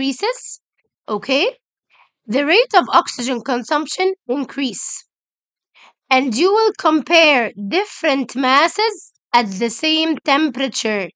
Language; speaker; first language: English; non-native, local second language; Arabic